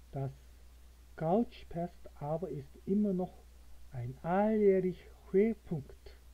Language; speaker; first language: German; non-native, learner; Korean